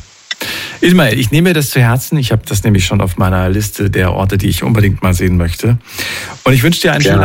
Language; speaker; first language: German; native; German